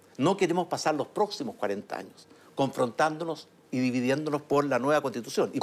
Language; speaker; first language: Spanish; native; Spanish